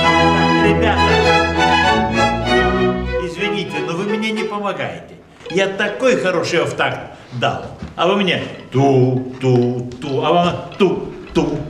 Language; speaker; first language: Russian; non-native, fluent; Lithuanian